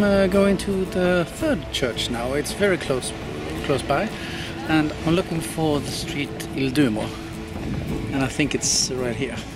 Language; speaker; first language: English; non-native, fluent; Swedish